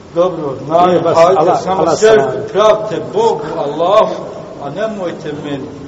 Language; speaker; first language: Bosnian; native; Bosnian